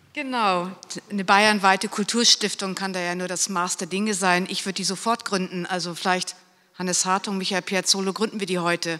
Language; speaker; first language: German; native; German